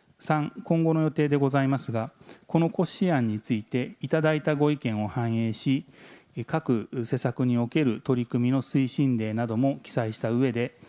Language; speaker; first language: Japanese; native; Japanese